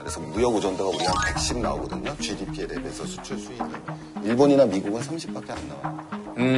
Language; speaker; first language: Korean; native; Korean